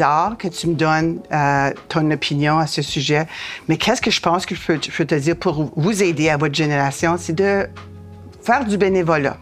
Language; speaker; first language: French; native; French